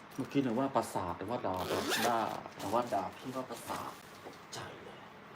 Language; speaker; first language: Thai; non-native, fluent; Khmer